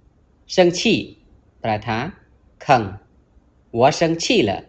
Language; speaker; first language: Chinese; non-native, learner; Khmer